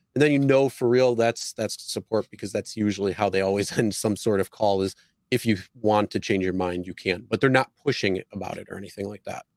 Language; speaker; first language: English; native; English